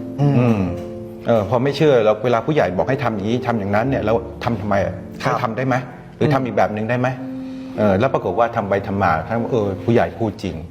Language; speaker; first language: Thai; native; Thai